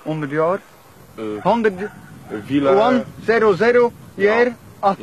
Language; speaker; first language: Dutch; non-native, learner; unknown